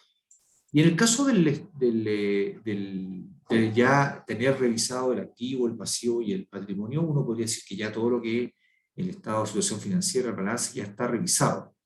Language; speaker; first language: Spanish; native; Spanish